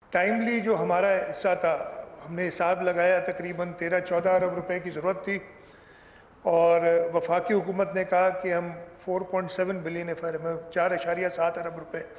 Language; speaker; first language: Urdu; non-native, local second language; Sindhi